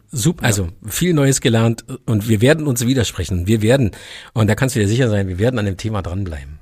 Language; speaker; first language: German; native; German